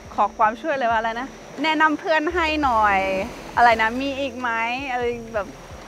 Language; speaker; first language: Thai; non-native, fluent; German